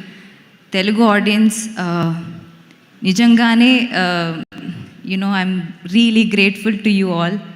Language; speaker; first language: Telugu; non-native, local second language; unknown